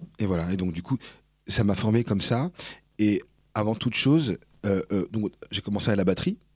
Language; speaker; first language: French; early bilingual, other home language; Spanish